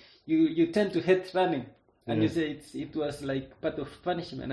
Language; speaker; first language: English; non-native, local second language; Kalenjin